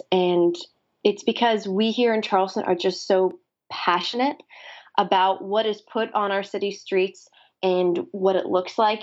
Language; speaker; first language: English; native; English